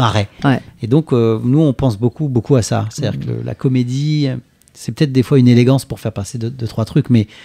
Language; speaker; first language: French; native; French